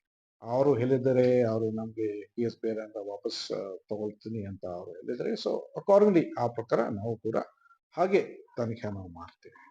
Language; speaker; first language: Kannada; non-native, fluent; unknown